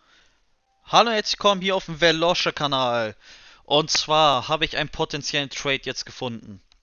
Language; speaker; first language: German; native; German